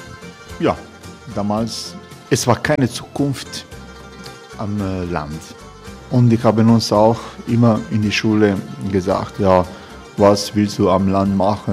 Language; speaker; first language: German; non-native, fluent; Croatian